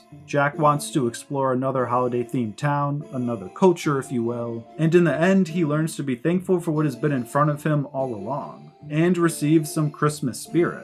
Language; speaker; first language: English; native; English